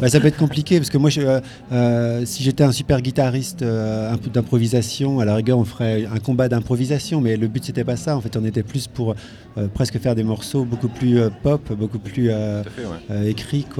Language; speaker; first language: French; native; French